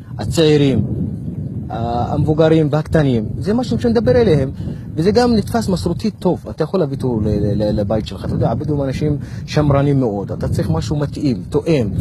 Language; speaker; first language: Hebrew; non-native, local second language; Arabic